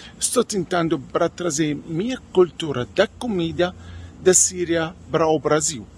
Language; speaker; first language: Portuguese; non-native, learner; Arabic